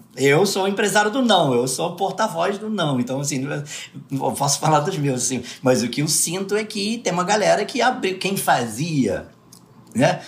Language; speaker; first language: Portuguese; early bilingual, other home language; English